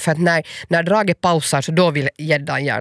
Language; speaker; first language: Swedish; native; Swedish